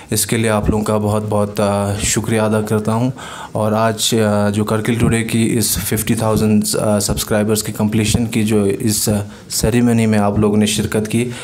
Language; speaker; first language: Hindi; non-native, local second language; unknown